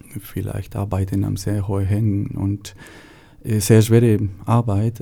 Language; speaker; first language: German; non-native, fluent; Spanish